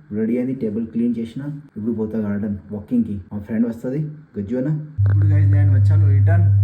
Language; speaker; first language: Telugu; non-native, learner; Hindi